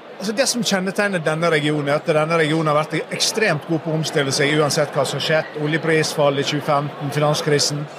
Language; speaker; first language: Norwegian; native; Norwegian